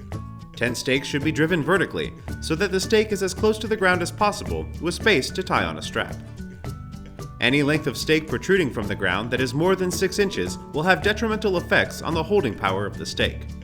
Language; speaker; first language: English; native; English